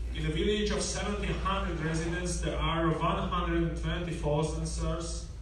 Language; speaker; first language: English; non-native, learner; Hungarian